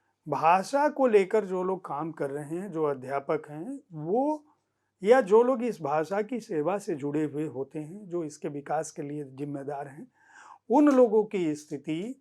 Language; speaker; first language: Hindi; native; Hindi